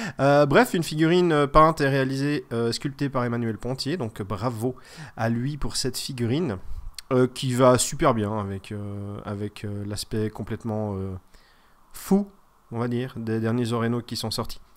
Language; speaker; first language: French; native; French